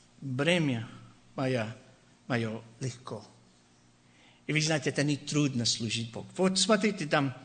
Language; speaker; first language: Russian; non-native, learner; Spanish